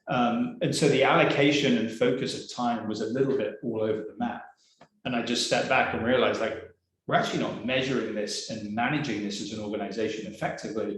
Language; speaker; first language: English; native; English